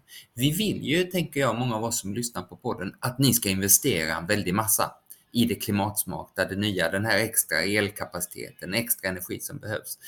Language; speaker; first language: Swedish; native; Swedish